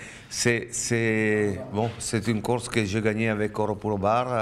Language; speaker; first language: French; non-native, learner; Italian